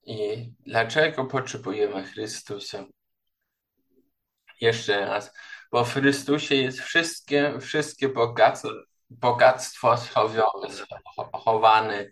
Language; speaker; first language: Polish; non-native, learner; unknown